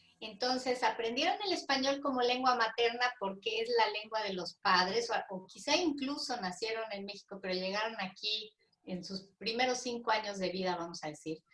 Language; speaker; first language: Spanish; native; Spanish